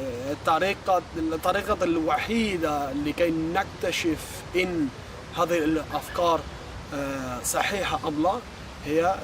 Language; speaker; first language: Arabic; non-native, fluent; Spanish